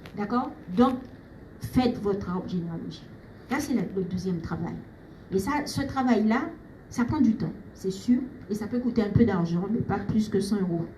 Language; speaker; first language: French; native; French